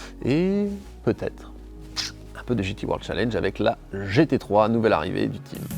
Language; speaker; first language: French; native; French